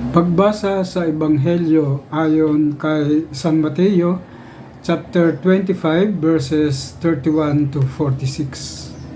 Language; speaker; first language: Filipino; native; Filipino